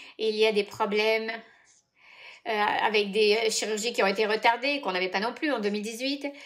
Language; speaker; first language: French; native; French